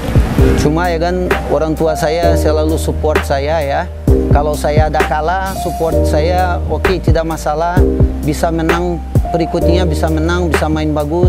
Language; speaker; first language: Indonesian; non-native, fluent; Portuguese